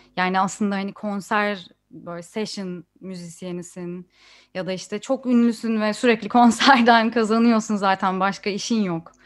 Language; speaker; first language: Turkish; native; Turkish